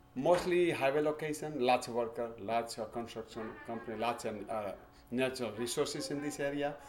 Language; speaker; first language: English; non-native, local second language; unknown